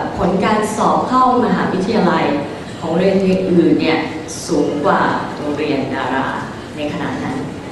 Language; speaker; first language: Thai; early bilingual, other home language; English